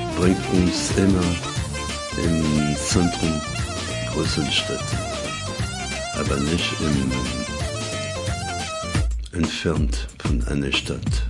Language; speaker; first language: German; non-native, learner; French